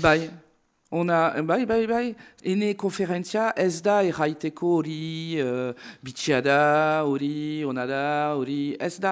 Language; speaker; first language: Basque; non-native, local second language; French